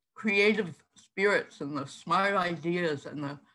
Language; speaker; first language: English; native; English